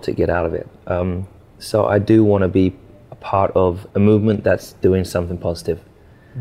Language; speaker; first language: English; native; English